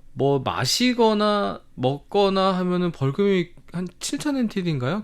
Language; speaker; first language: Korean; native; Korean